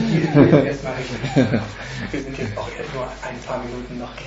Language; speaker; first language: German; native; German